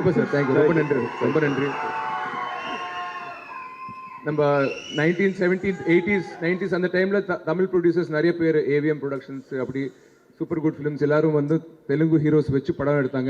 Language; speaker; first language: Tamil; non-native, local second language; Telugu